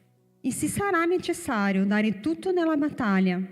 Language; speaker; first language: Italian; non-native, fluent; Portuguese